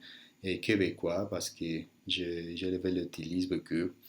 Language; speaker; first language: French; non-native, learner; Spanish